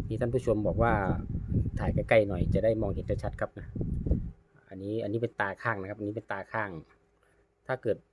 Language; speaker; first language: Thai; native; Thai